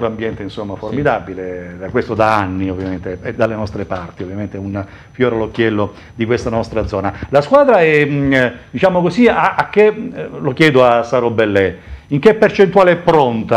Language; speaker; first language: Italian; native; Italian